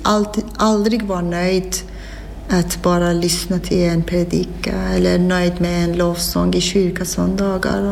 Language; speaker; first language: Swedish; non-native, learner; Persian